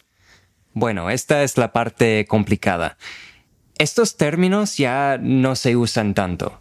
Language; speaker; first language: Spanish; non-native, fluent; English